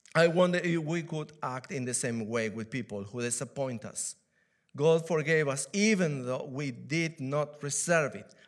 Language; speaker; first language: English; non-native, fluent; Spanish